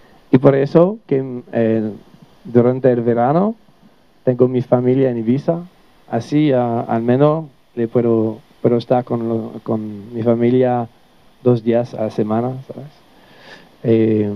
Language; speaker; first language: Spanish; non-native, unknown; French